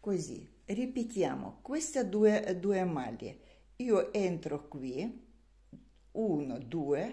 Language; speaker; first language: Italian; non-native, learner; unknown